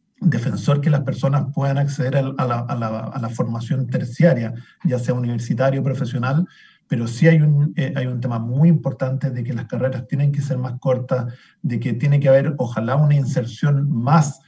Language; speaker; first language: Spanish; native; Spanish